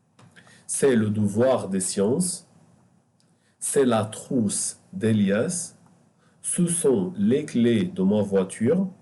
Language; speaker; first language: French; non-native, fluent; Arabic